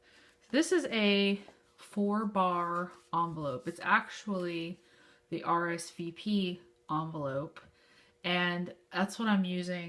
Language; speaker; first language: English; native; English